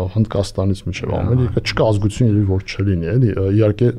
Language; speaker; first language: Armenian; native; Armenian